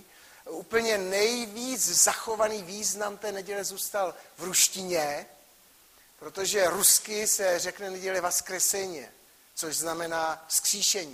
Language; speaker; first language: Czech; native; Czech